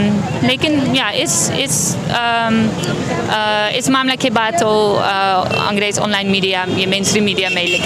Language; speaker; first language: Hindi; non-native, learner; Dutch